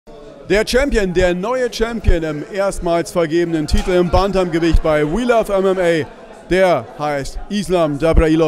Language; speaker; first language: German; native; German